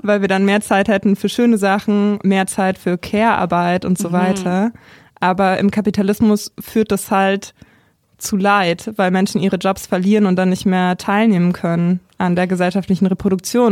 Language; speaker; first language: German; native; German